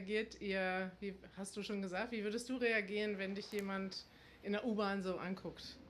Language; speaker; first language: German; native; German